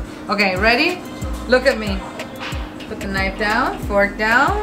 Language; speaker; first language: English; native; English